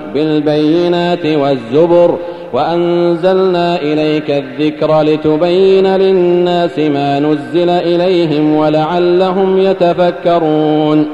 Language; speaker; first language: Arabic; native; Arabic